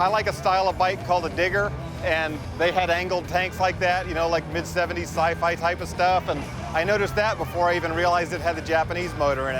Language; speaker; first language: English; native; English